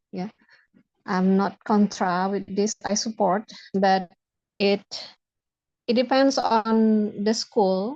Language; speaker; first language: English; non-native, local second language; Indonesian